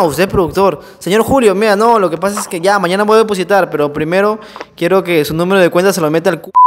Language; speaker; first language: Spanish; native; Spanish